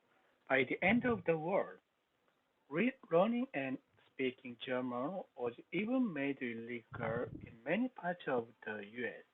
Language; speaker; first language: English; non-native, learner; Korean